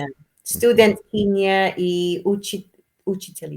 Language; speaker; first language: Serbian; non-native, learner; English